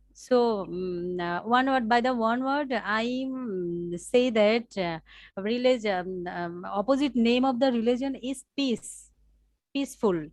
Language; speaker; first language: English; non-native, learner; Bangla